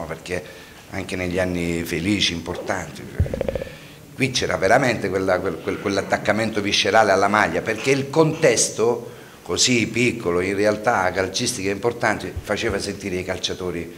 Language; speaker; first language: Italian; native; Italian